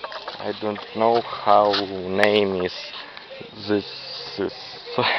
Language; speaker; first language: English; non-native, learner; Russian